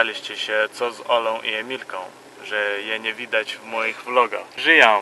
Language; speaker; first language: Polish; non-native, fluent; Russian